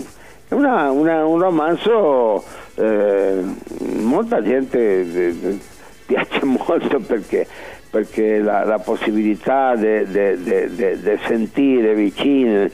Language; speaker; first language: Italian; early bilingual, heritage; Spanish